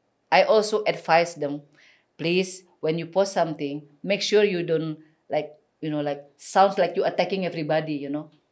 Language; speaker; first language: English; non-native, fluent; Balinese